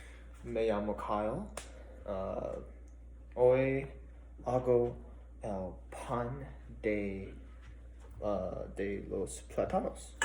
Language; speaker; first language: Spanish; non-native, learner; English